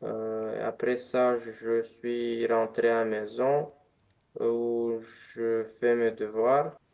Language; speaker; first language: French; non-native, learner; Romanian